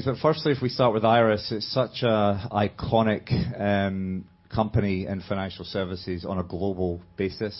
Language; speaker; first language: English; native; English